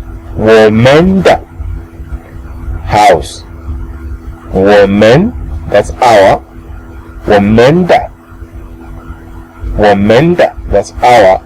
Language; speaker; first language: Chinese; non-native, fluent; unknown